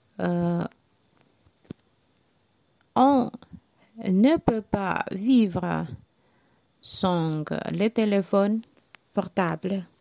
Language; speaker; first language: French; non-native, learner; Javanese